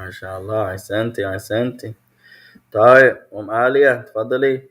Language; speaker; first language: Arabic; non-native, fluent; English